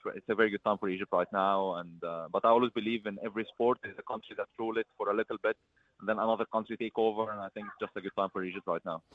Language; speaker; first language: English; early bilingual, other home language; Arabic